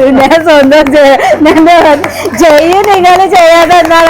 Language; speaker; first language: Malayalam; non-native, learner; Nepali